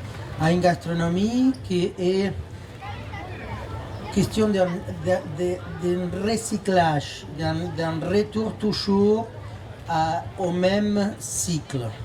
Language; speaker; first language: French; non-native, fluent; Spanish